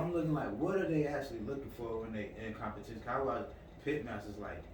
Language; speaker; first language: English; native; English